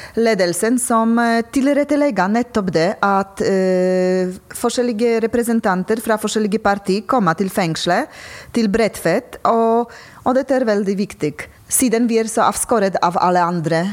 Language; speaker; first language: Norwegian; non-native, fluent; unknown